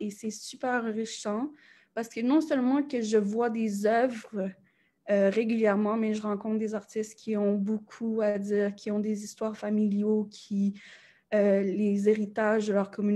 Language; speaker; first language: French; native; French